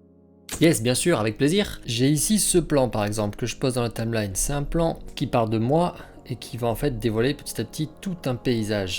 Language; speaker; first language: French; native; French